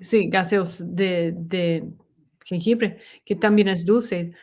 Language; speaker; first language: Spanish; non-native, learner; English